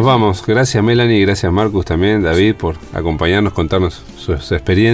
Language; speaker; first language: Spanish; native; Spanish